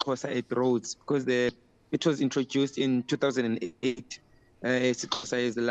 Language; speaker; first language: English; non-native, local second language; Xhosa